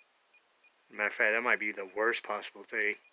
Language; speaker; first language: English; native; English